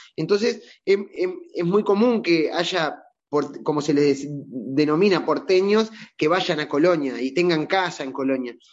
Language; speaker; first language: Spanish; native; Spanish